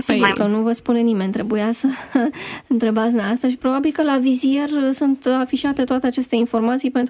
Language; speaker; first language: Romanian; native; Romanian